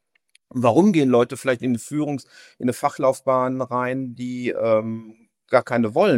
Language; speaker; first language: German; native; German